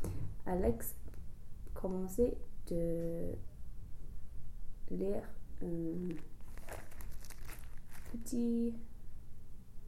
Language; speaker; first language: French; non-native, learner; English